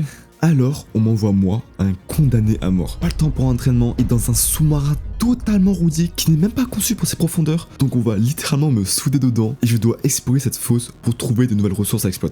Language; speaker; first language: French; native; French